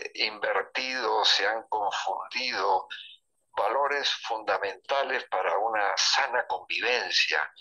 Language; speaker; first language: Spanish; native; Spanish